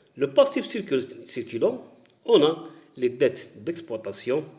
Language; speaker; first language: French; non-native, local second language; Arabic